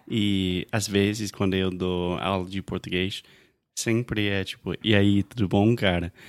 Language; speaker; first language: Portuguese; non-native, fluent; English